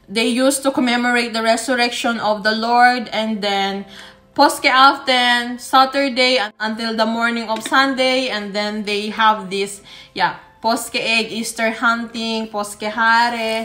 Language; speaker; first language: English; non-native, local second language; Filipino